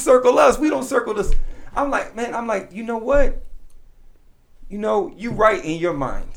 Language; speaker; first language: English; native; English